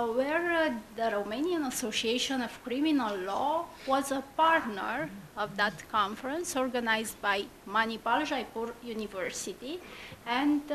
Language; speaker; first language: English; non-native, fluent; Romanian